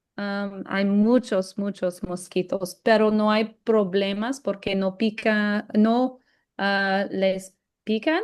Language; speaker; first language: Spanish; non-native, learner; English